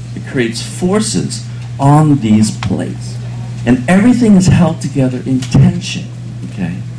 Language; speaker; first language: English; early bilingual, other home language; Vietnamese